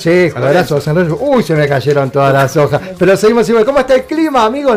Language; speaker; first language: Spanish; native; Spanish